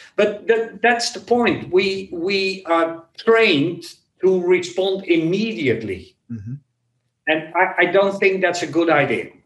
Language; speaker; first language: English; non-native, fluent; Dutch